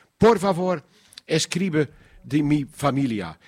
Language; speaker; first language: Spanish; non-native, learner; Dutch